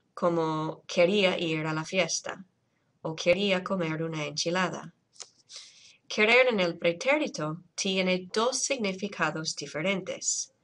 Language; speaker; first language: Spanish; non-native, fluent; English